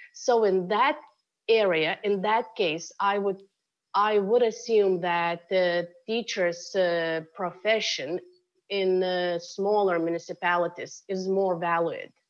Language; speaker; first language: English; non-native, fluent; Lithuanian